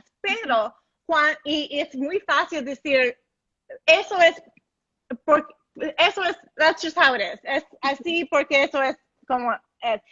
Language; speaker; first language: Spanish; non-native, learner; English